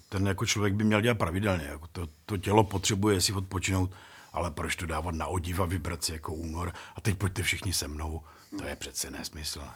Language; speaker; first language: Czech; native; Czech